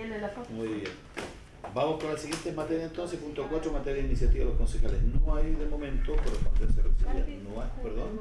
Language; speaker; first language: Spanish; native; Spanish